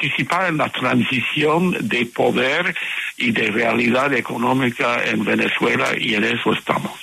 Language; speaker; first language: Spanish; non-native, fluent; English